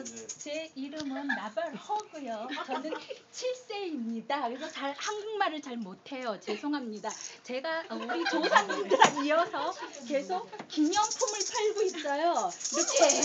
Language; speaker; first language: Korean; non-native, learner; English